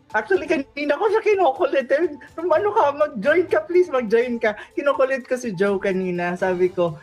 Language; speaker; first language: Filipino; native; Filipino